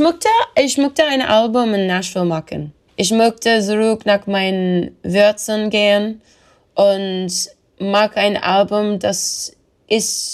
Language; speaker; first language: German; non-native, learner; English